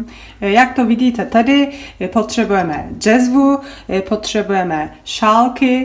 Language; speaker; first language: Czech; non-native, learner; Turkish